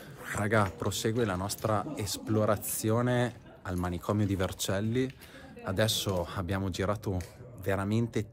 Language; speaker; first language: Italian; native; Italian